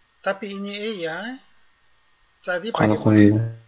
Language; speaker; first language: Indonesian; non-native, learner; Korean